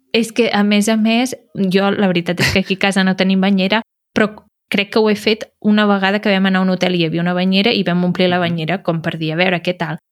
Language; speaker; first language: Catalan; native; Catalan